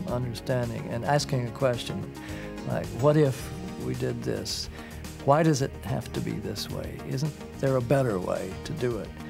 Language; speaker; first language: English; native; English